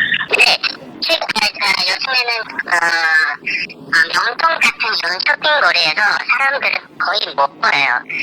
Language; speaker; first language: Korean; non-native, fluent; Chinese